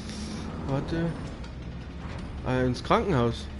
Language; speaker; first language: German; native; German